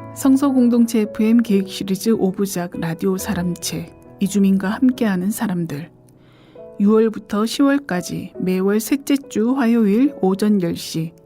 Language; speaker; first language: Korean; native; Korean